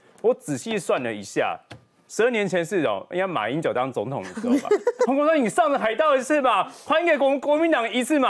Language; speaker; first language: Chinese; native; Chinese